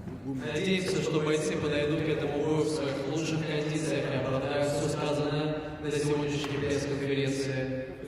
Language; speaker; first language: Russian; native; Russian